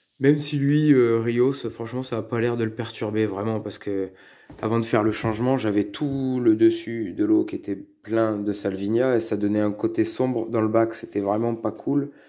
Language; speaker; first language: French; native; French